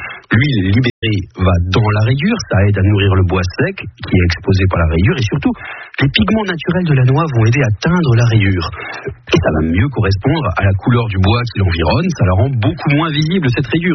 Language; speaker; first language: French; native; French